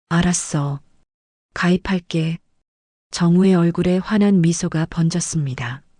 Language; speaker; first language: Korean; native; Korean